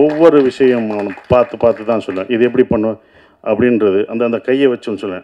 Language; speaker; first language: Tamil; native; Tamil